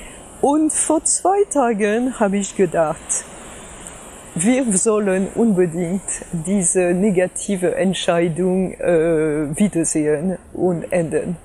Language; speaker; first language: German; non-native, fluent; French